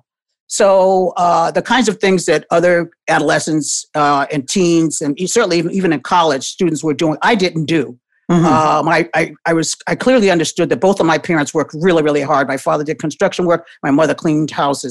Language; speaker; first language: English; native; English